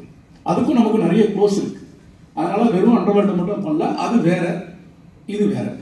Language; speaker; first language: Tamil; native; Tamil